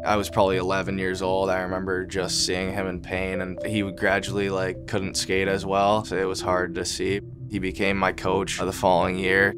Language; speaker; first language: English; native; English